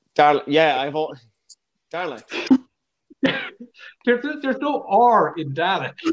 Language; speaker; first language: English; native; English